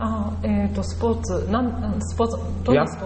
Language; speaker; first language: Japanese; native; Japanese